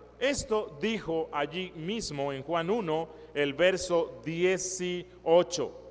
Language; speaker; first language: Spanish; native; Spanish